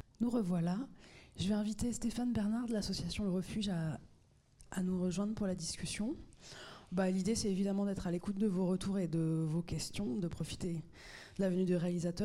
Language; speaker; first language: French; native; French